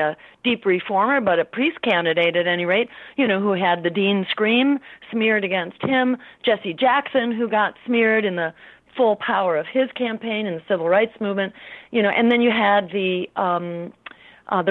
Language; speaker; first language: English; native; English